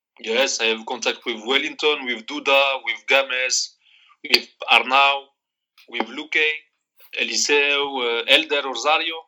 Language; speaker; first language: English; non-native, learner; Arabic